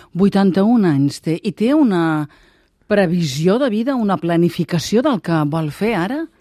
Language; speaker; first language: Catalan; native; Catalan